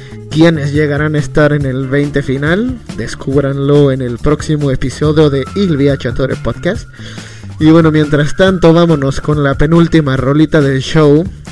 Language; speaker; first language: Spanish; native; Spanish